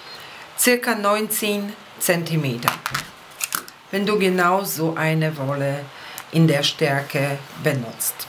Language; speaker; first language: German; non-native, fluent; Polish